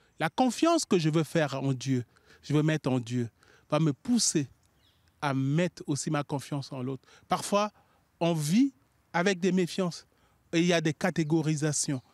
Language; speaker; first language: French; non-native, local second language; Sango